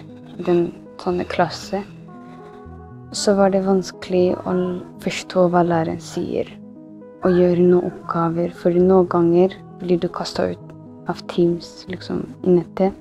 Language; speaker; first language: Norwegian; non-native, learner; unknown